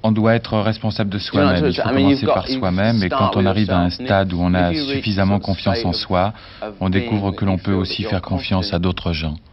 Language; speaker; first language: French; native; French